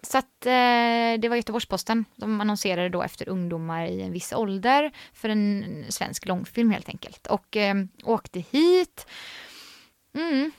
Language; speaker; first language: Swedish; native; Swedish